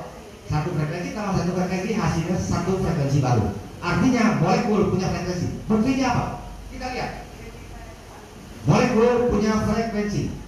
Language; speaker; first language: Indonesian; native; Indonesian